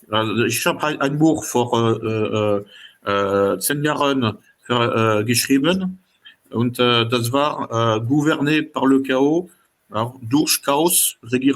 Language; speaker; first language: German; non-native, fluent; French